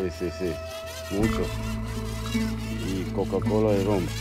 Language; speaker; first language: Spanish; non-native, learner; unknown